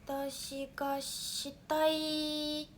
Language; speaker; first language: Japanese; non-native, learner; Korean